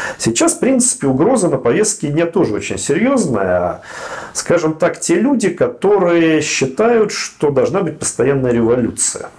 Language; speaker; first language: Russian; native; Russian